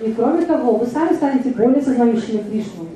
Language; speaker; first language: Russian; native; Russian